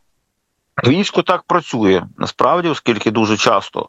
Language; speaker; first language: Ukrainian; native; Ukrainian